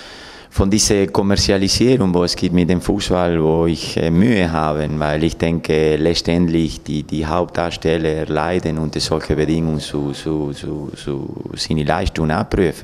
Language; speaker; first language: German; non-native, fluent; Spanish